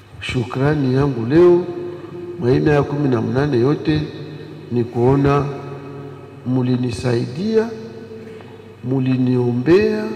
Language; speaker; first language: Swahili; native; Swahili